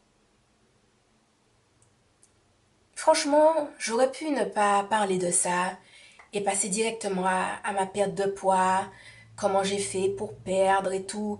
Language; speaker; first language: French; native; French